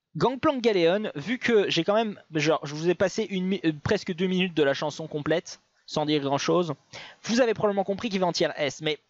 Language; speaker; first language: French; native; French